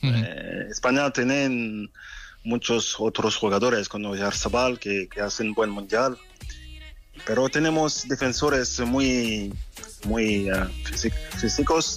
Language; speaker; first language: Spanish; non-native, fluent; French